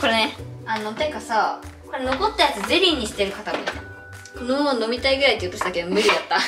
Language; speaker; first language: Japanese; native; Japanese